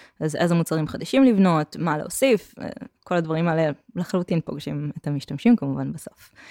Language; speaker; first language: Hebrew; native; Hebrew